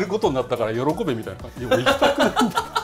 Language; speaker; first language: Japanese; native; Japanese